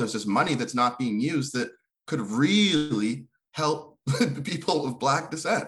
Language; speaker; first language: English; early bilingual, other home language; Swahili